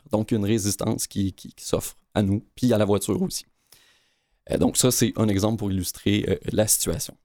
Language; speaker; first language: French; native; French